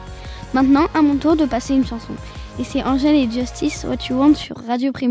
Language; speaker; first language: French; native; French